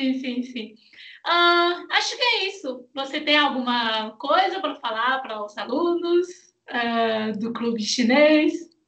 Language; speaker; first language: Portuguese; non-native, fluent; Chinese